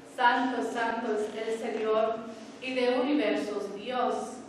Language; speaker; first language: Spanish; early bilingual, heritage; Spanish